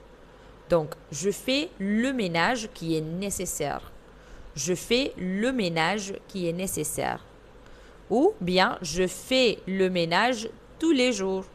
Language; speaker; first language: French; non-native, fluent; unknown